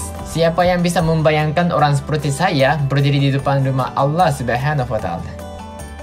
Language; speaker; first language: Indonesian; non-native, fluent; Japanese